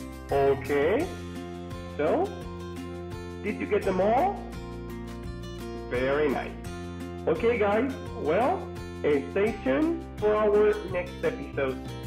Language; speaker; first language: English; non-native, fluent; Spanish